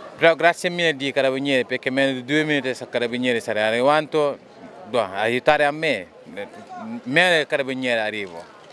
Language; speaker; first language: Italian; non-native, learner; Wolof